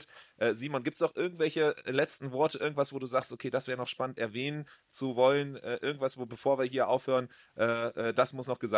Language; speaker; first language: German; native; German